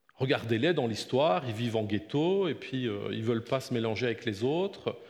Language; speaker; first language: French; native; French